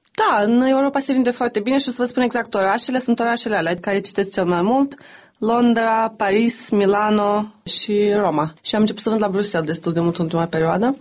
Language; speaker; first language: Romanian; native; Romanian